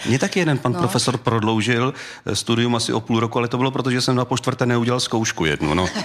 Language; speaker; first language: Czech; native; Czech